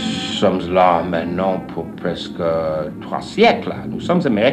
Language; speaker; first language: French; non-native, learner; English